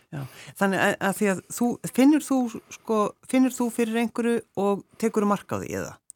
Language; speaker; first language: Icelandic; native; Icelandic